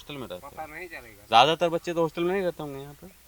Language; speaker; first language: Hindi; native; Hindi